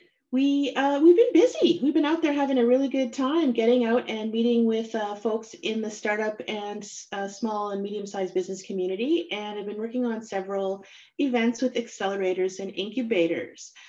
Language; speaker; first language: English; native; English